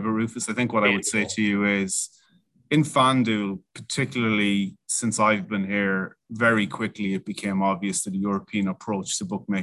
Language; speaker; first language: English; native; English